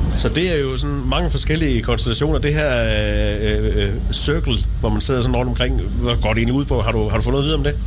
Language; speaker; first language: Danish; non-native, fluent; Dutch